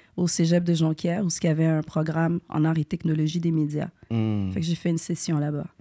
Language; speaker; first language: French; native; French